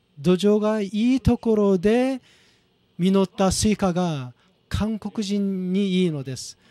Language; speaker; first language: Japanese; non-native, fluent; Korean